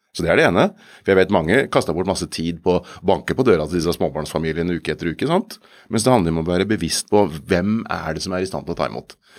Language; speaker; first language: Norwegian; native; Norwegian